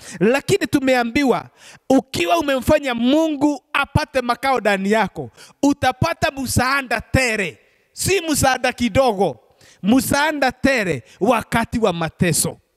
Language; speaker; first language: Swahili; non-native, local second language; Kikuyu